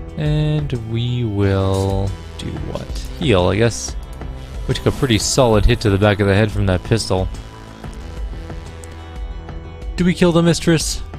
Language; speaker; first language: English; native; English